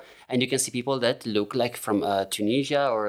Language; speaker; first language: English; non-native, fluent; Italian